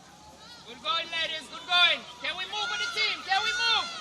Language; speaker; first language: English; native; English